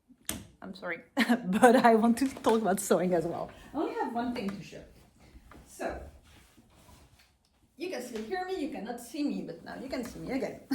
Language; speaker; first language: English; non-native, fluent; French